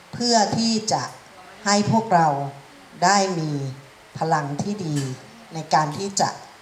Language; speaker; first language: Thai; native; Thai